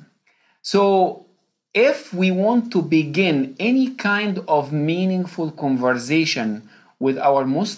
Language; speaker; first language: English; non-native, fluent; Arabic